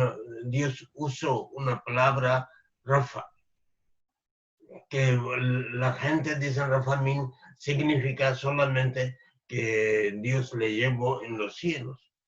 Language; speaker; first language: Spanish; non-native, fluent; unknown